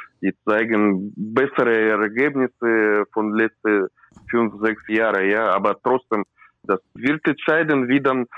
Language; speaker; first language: German; non-native, learner; Russian